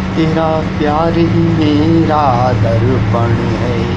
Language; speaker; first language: Hindi; native; Hindi